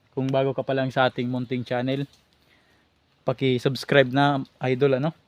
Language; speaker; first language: Filipino; native; Filipino